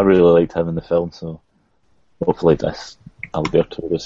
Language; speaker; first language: English; native; English